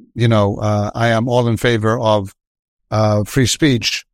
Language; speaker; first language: English; non-native, fluent; Greek